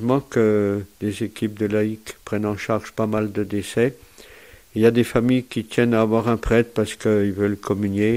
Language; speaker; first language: French; native; French